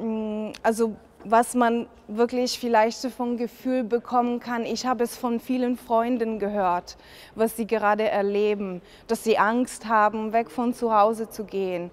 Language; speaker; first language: German; non-native, fluent; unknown